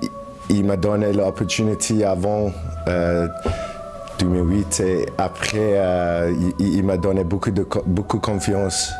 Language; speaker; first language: French; non-native, learner; English